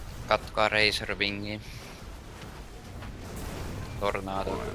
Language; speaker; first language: Finnish; native; Finnish